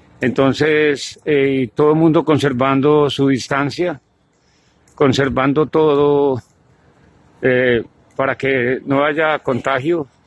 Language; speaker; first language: Spanish; native; Spanish